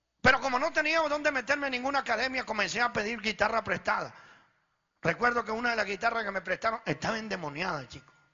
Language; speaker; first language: Spanish; early bilingual, other home language; Italian